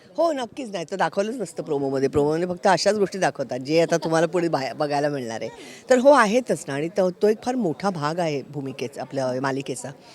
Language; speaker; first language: Marathi; native; Marathi